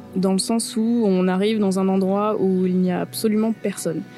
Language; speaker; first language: French; native; French